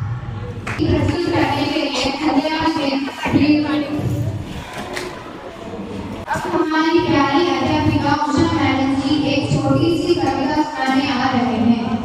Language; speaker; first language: Hindi; native; Hindi